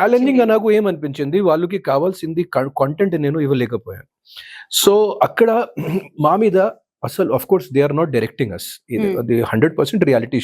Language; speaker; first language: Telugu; non-native, fluent; Hindi